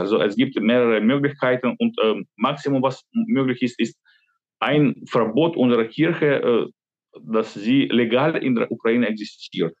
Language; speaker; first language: German; non-native, fluent; Ukrainian